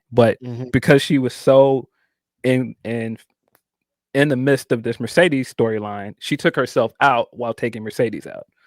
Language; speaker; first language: English; native; English